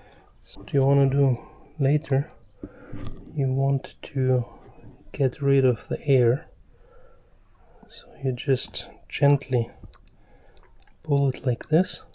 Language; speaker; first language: English; non-native, fluent; German